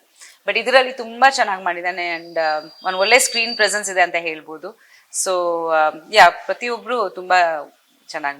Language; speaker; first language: Kannada; non-native, fluent; Bangla